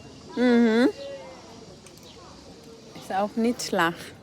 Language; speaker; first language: German; non-native, learner; Cebuano